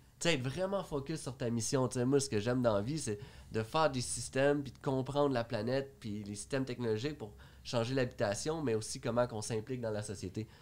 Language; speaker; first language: French; native; French